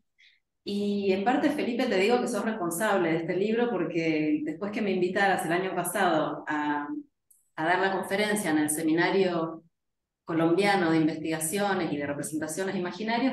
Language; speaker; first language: Spanish; native; Spanish